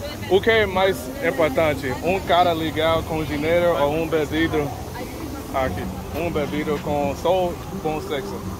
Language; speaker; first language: Portuguese; non-native, learner; English